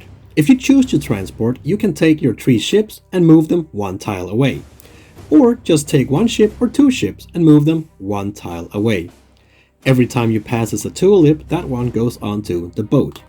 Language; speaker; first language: English; non-native, fluent; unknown